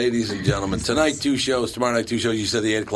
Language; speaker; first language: English; native; English